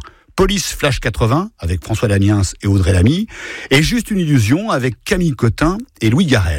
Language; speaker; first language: French; native; French